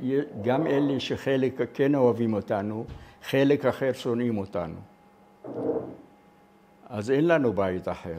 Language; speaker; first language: Hebrew; non-native, fluent; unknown